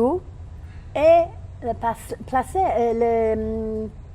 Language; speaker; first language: French; non-native, learner; English